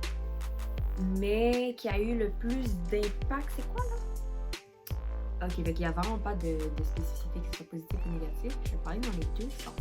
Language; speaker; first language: French; native; French